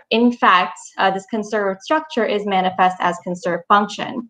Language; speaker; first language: English; native; English